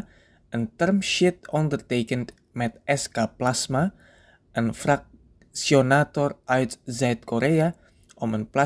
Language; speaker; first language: Dutch; non-native, fluent; Indonesian